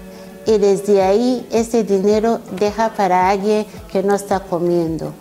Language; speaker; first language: Spanish; non-native, fluent; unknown